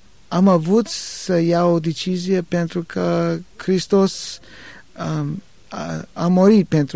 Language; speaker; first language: Romanian; non-native, learner; English